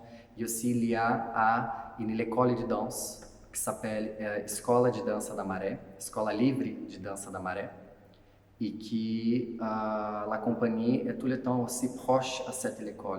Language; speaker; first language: French; non-native, fluent; Portuguese